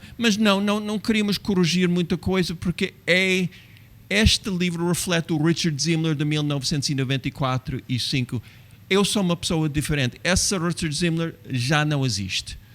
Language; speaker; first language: Portuguese; non-native, fluent; English